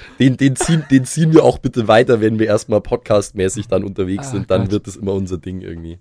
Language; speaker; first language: German; native; German